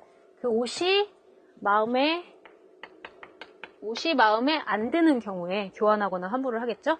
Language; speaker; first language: Korean; native; Korean